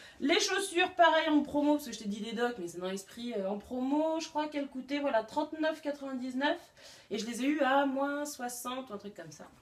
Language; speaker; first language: French; native; French